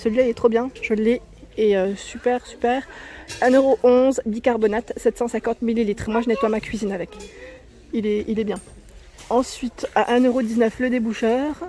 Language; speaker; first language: French; native; French